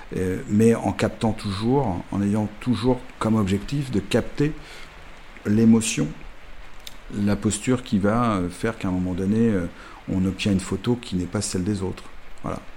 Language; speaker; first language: French; native; French